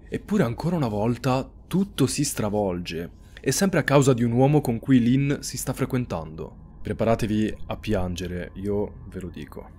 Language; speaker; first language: Italian; native; Italian